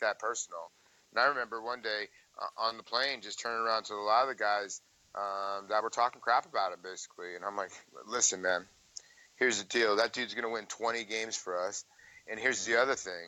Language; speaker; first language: English; native; English